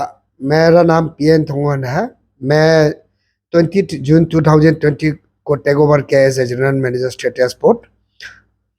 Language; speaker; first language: Hindi; non-native, local second language; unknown